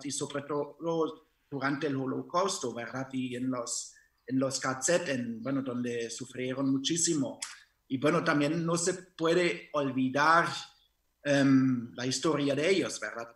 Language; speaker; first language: Spanish; non-native, fluent; German